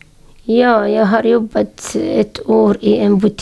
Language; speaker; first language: Swedish; non-native, learner; Syriac